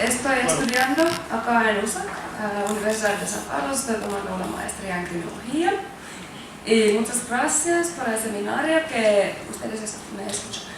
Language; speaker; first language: Spanish; non-native, learner; Finnish